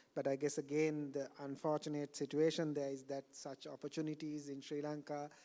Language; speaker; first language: English; non-native, local second language; Sinhala